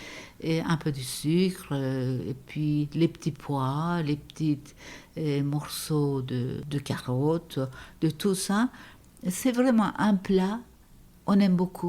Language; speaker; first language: French; non-native, fluent; Turkish